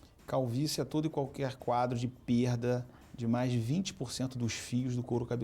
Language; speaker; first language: Portuguese; native; Portuguese